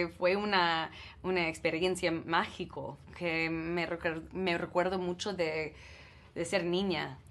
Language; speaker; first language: Spanish; non-native, learner; English